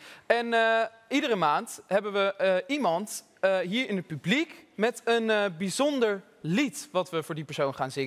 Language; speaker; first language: Dutch; native; Dutch